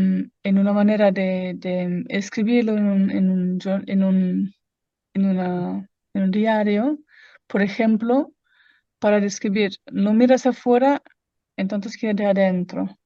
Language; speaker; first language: Spanish; non-native, fluent; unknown